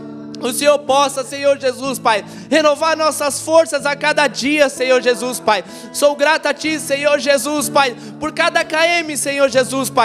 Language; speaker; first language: Portuguese; native; Portuguese